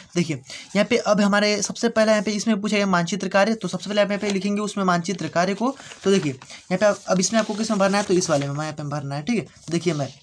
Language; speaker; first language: Hindi; native; Hindi